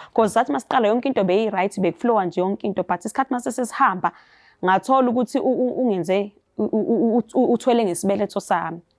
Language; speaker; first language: Zulu; native; Zulu